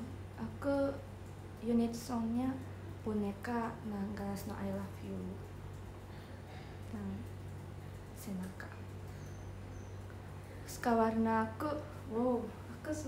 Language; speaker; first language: Indonesian; non-native, learner; Japanese